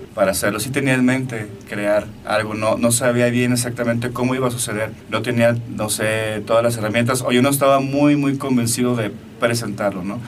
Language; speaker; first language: Spanish; native; Spanish